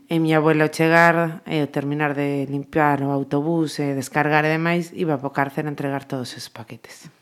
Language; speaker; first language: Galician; native; Galician